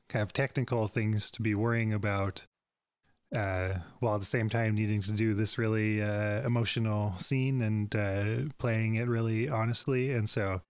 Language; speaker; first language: English; native; English